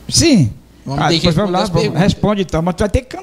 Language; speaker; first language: Portuguese; native; Portuguese